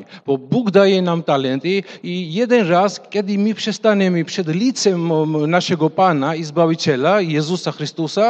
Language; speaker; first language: Polish; non-native, fluent; Russian